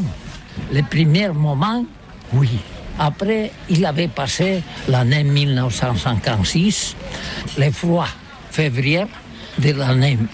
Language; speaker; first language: French; non-native, learner; Catalan